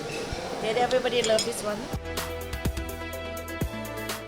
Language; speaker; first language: English; non-native, learner; Thai